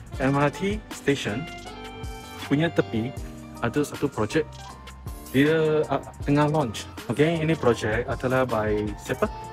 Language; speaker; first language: Malay; non-native, local second language; Chinese